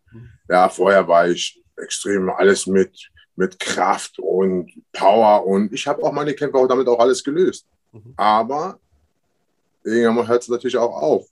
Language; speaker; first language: German; early bilingual, other home language; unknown